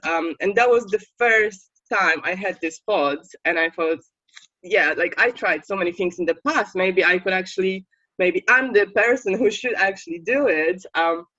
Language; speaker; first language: English; non-native, fluent; Polish